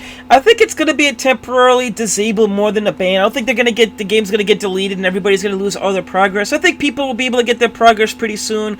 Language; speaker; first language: English; native; English